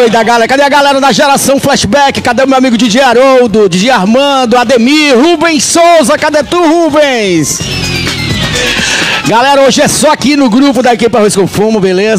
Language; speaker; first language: Portuguese; native; Portuguese